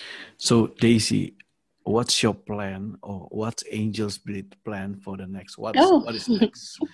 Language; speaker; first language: English; non-native, learner; Indonesian